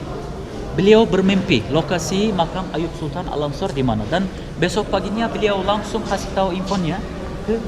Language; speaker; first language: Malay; non-native, fluent; Turkish